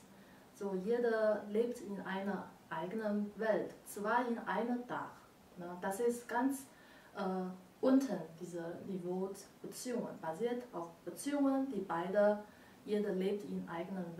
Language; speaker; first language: German; non-native, learner; Chinese